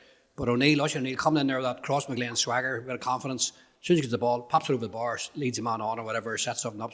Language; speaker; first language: English; native; English